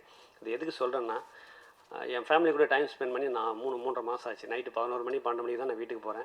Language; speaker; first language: Tamil; native; Tamil